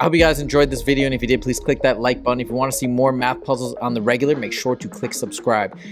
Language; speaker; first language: English; native; English